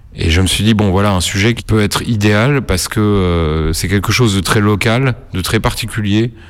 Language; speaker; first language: French; native; French